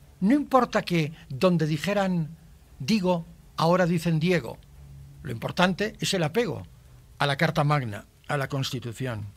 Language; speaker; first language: Spanish; native; Spanish